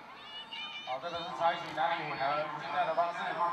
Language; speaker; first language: Chinese; native; Chinese